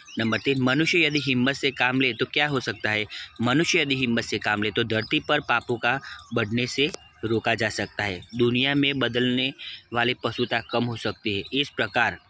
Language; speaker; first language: Hindi; non-native, local second language; Gujarati